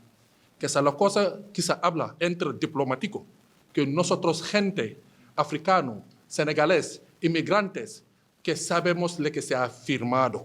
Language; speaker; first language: Spanish; non-native, fluent; Wolof